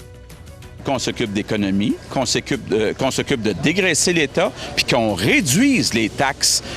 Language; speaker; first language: French; native; French